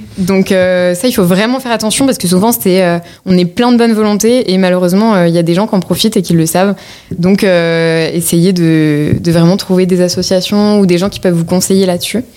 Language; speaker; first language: French; native; French